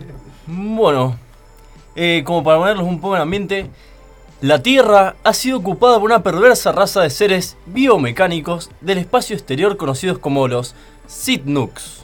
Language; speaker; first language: Spanish; native; Spanish